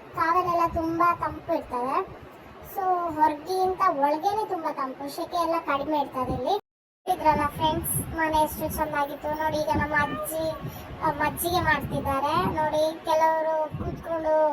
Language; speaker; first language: Kannada; non-native, local second language; Tulu